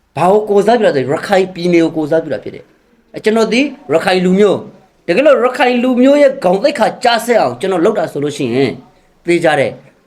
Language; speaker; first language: Burmese; non-native, local second language; Rohingya